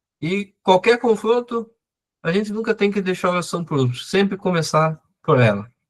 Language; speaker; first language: Portuguese; native; Portuguese